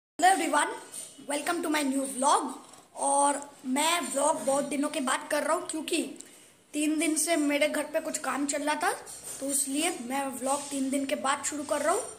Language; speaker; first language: Hindi; non-native, local second language; Bangla